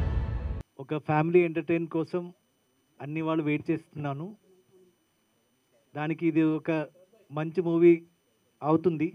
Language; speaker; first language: Telugu; non-native, learner; Malayalam